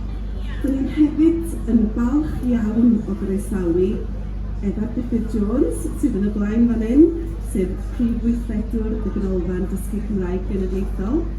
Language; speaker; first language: Welsh; native; Welsh